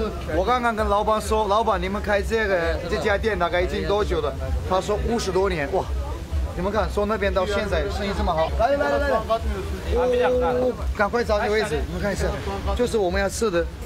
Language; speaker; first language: Chinese; non-native, fluent; Turkish